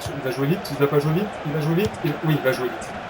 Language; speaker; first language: French; native; French